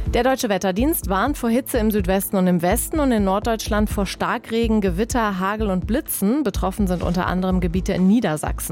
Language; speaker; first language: German; native; German